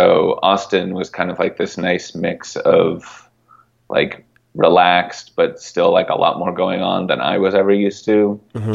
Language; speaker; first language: English; native; English